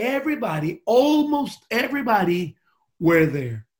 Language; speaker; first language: English; non-native, fluent; Spanish